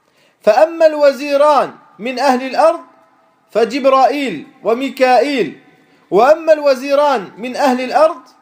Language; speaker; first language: Arabic; non-native, fluent; French